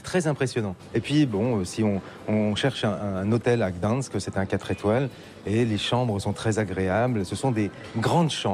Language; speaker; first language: French; native; French